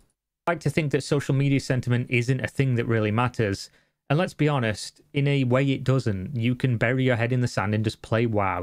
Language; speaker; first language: English; native; English